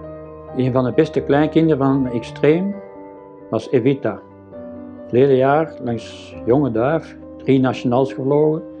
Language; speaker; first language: Dutch; native; Dutch